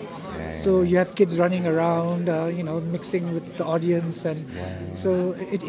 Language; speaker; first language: English; non-native, local second language; Tibetan